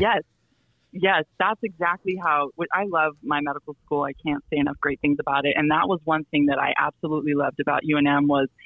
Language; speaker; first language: English; native; English